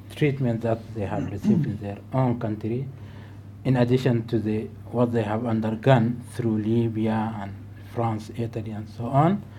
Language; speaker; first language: English; non-native, fluent; Arabic